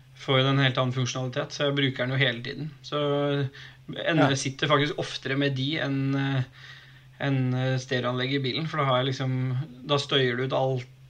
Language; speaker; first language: Norwegian; native; Norwegian